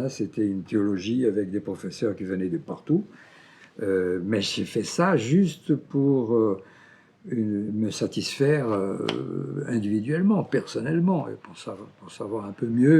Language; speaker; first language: French; non-native, fluent; Portuguese